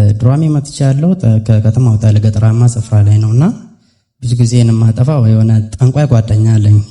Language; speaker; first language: Amharic; non-native, local second language; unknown